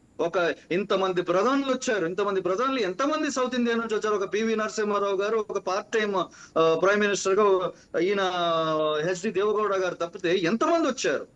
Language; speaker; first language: Telugu; native; Telugu